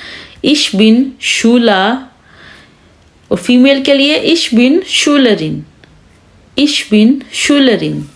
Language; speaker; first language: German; non-native, fluent; Urdu